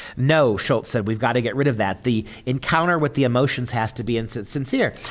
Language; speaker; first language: English; native; English